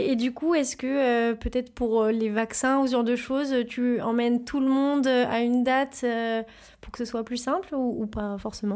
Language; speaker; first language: French; native; French